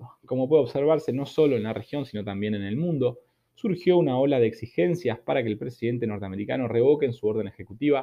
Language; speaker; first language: Spanish; native; Spanish